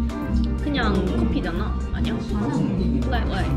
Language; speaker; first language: Korean; non-native, fluent; Cantonese